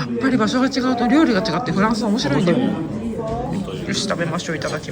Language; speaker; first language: Japanese; native; Japanese